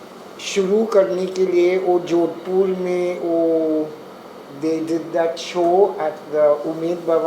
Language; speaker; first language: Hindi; non-native, local second language; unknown